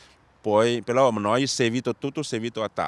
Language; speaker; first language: Italian; non-native, learner; Chinese